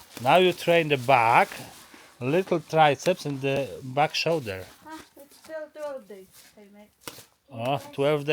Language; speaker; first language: English; non-native, learner; Polish